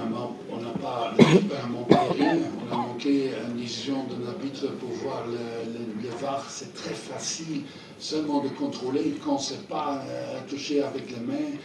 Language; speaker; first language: French; non-native, fluent; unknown